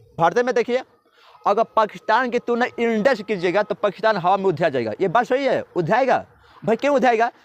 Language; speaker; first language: Hindi; native; Hindi